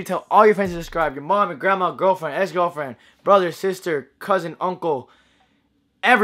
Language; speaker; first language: English; native; English